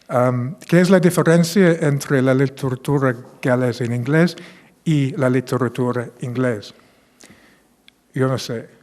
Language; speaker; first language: Spanish; non-native, fluent; English